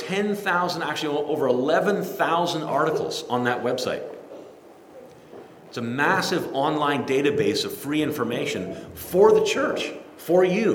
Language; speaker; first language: English; native; English